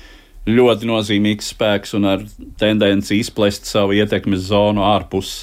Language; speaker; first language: Latvian; native; Latvian